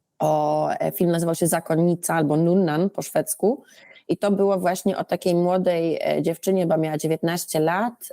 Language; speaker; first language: Polish; early bilingual, heritage; Polish